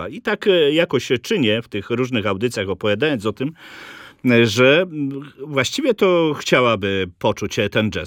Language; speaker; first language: Polish; native; Polish